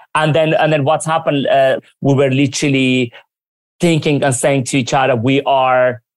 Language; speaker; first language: English; early bilingual, other home language; Armenian